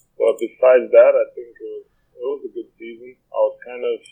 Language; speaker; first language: English; non-native, fluent; Portuguese